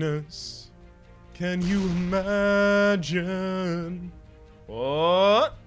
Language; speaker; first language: English; native; English